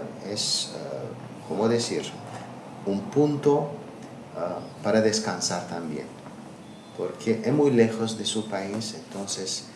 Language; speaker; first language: Spanish; non-native, learner; Azerbaijani